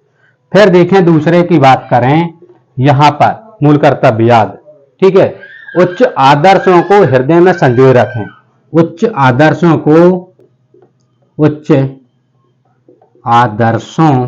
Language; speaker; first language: Hindi; native; Hindi